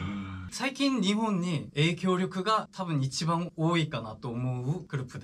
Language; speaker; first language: Japanese; non-native, fluent; Korean